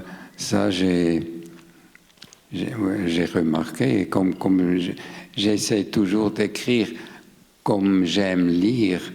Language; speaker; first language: French; non-native, local second language; German